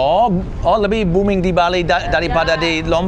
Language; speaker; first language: Indonesian; non-native, fluent; English